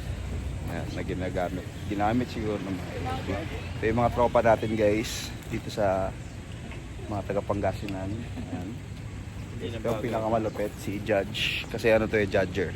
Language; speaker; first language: Filipino; native; Filipino